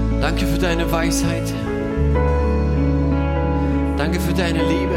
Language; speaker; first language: German; native; German